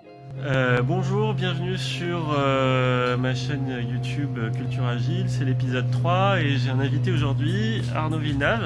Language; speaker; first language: French; native; French